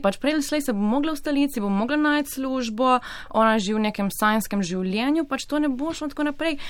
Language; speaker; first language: Slovenian; native; Slovenian